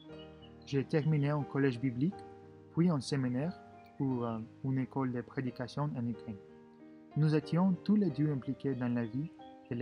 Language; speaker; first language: French; non-native, fluent; Russian